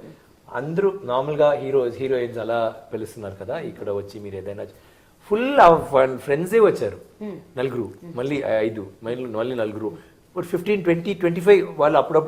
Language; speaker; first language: Telugu; non-native, learner; Tamil